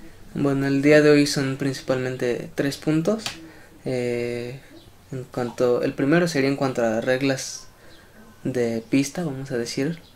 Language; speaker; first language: Spanish; native; Spanish